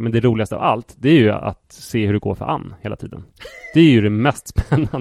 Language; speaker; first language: Swedish; native; Swedish